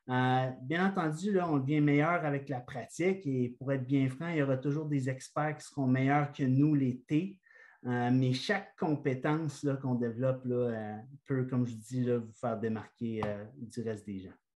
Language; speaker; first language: French; native; French